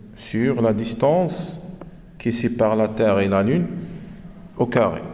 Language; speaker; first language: French; non-native, local second language; Arabic